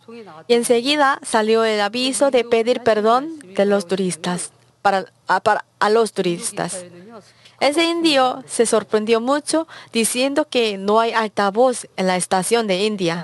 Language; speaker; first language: Spanish; non-native, learner; Korean